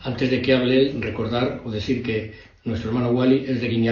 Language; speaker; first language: Spanish; native; Spanish